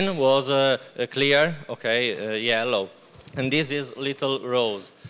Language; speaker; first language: English; non-native, learner; Italian